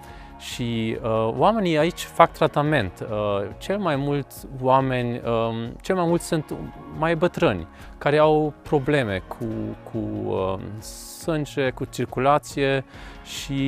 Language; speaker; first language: Romanian; non-native, local second language; Hungarian